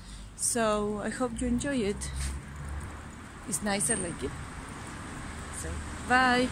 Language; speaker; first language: English; non-native, fluent; Spanish